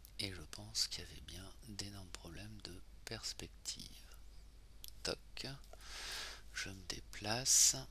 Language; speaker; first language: French; native; French